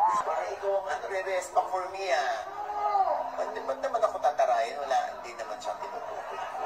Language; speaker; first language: Filipino; native; Filipino